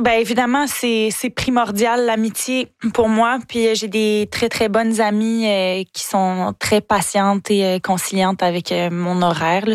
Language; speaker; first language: French; native; French